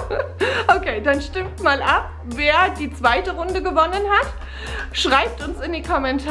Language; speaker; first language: German; native; German